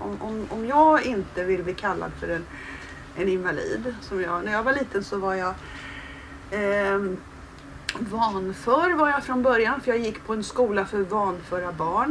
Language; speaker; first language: Swedish; native; Swedish